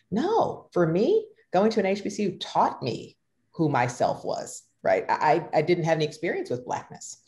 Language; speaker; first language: English; native; English